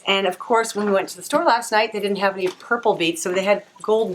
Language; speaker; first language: English; native; English